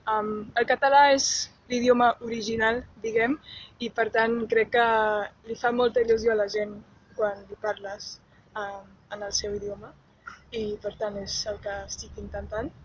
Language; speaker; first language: Catalan; non-native, learner; German